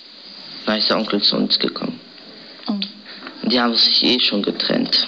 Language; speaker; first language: German; early bilingual, other home language; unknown